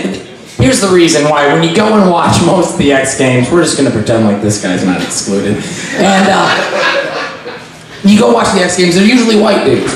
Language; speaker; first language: English; native; English